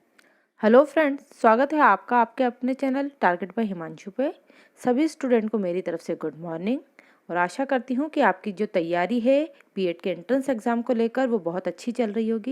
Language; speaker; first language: Hindi; native; Hindi